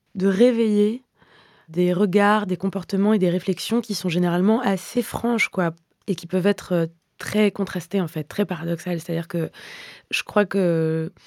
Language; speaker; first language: French; native; French